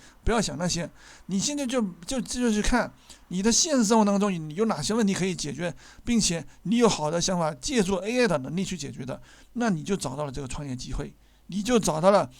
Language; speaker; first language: Chinese; native; Chinese